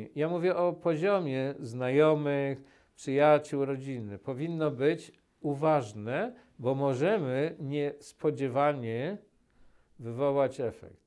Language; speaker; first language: Polish; native; Polish